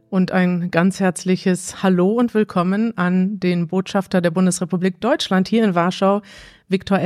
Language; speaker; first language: German; native; German